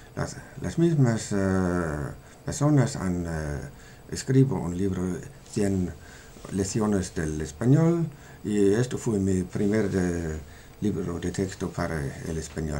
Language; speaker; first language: Spanish; non-native, fluent; Danish